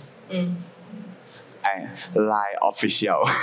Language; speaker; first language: English; non-native, learner; Thai